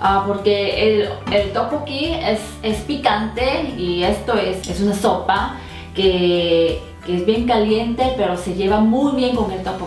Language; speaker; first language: Spanish; non-native, fluent; Korean